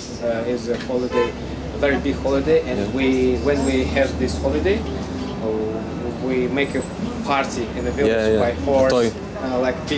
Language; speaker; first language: English; non-native, learner; Kazakh